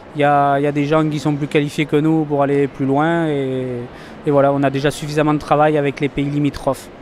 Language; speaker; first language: French; native; French